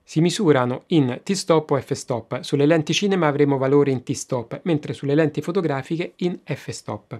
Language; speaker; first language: Italian; native; Italian